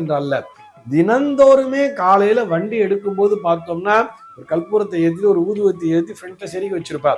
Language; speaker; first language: Tamil; native; Tamil